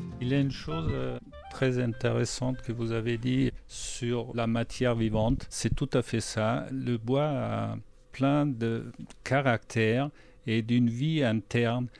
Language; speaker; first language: French; non-native, fluent; German